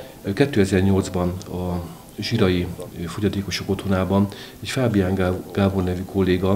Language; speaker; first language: Hungarian; native; Hungarian